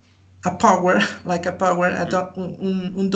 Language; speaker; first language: English; non-native, learner; Spanish